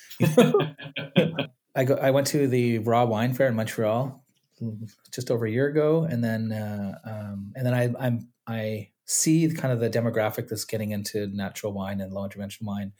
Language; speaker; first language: English; native; English